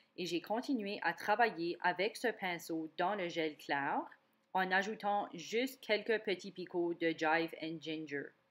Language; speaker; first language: French; native; French